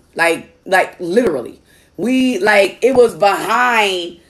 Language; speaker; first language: English; native; English